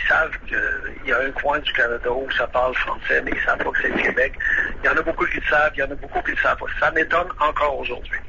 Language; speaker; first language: French; native; French